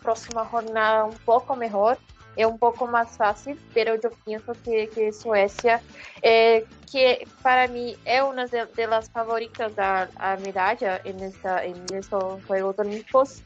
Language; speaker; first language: Spanish; non-native, fluent; Portuguese